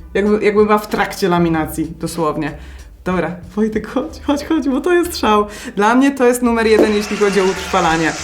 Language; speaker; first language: Polish; native; Polish